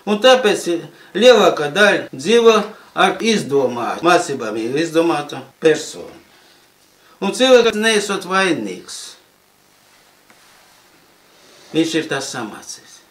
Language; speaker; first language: Latvian; non-native, local second language; Russian